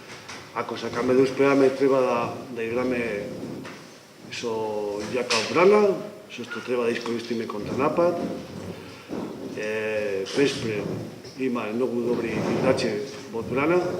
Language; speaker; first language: Macedonian; non-native, learner; Spanish